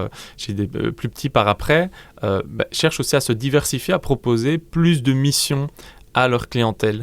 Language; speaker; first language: French; native; French